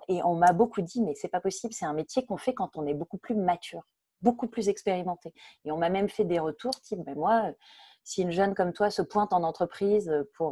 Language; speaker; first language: French; native; French